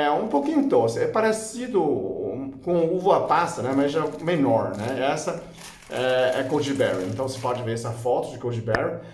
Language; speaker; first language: Portuguese; non-native, fluent; Chinese